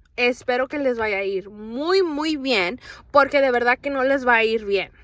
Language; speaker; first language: Spanish; early bilingual, heritage; Spanish